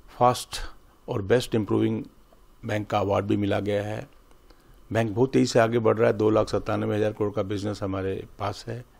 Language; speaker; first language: Hindi; native; Hindi